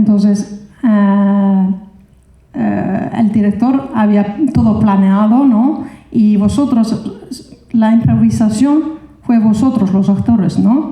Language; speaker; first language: Spanish; non-native, fluent; Icelandic